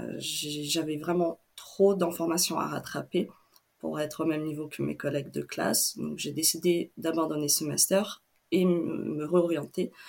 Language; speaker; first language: French; non-native, fluent; Portuguese